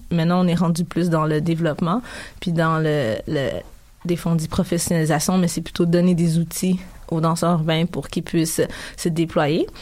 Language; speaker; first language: French; early bilingual, other home language; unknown